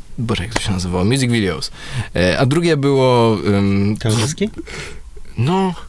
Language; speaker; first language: Polish; native; Polish